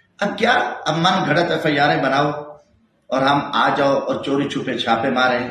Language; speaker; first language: Urdu; non-native, local second language; Saraiki